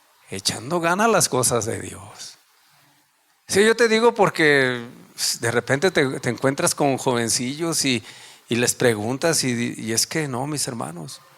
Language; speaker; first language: Spanish; native; Spanish